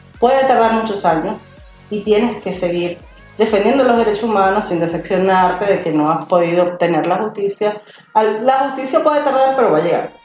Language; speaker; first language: Spanish; native; Spanish